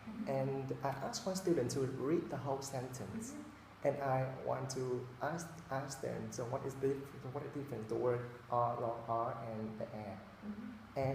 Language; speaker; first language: English; non-native, fluent; Vietnamese